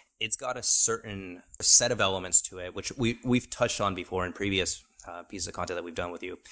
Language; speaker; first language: English; native; English